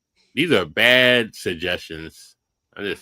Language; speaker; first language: English; native; English